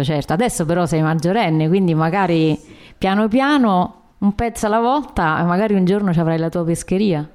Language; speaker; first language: Italian; native; Italian